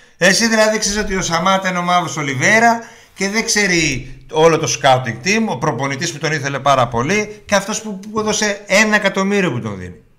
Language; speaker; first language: Greek; early bilingual, heritage; Greek